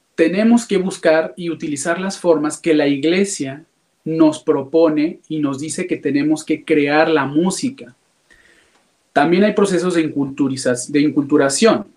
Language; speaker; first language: Spanish; native; Spanish